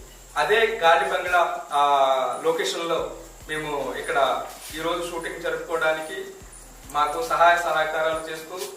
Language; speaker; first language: Telugu; native; Telugu